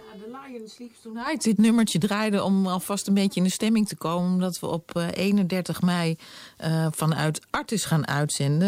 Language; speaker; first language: Dutch; native; Dutch